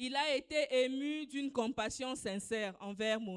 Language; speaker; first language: French; non-native, local second language; Swahili